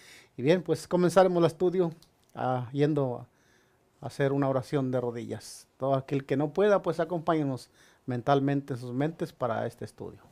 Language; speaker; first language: Spanish; native; Spanish